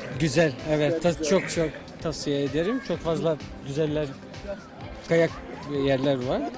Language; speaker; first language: Turkish; non-native, learner; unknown